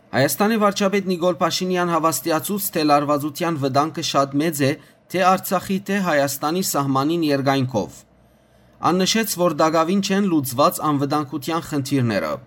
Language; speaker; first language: Armenian; native; Armenian